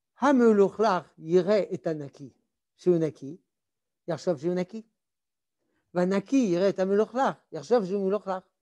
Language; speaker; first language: Hebrew; non-native, fluent; French